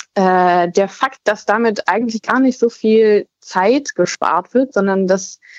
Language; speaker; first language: German; native; German